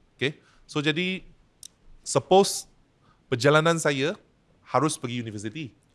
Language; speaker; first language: Malay; non-native, local second language; Chinese